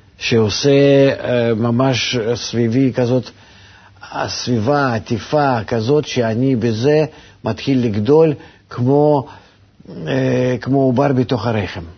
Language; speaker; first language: Hebrew; non-native, fluent; Russian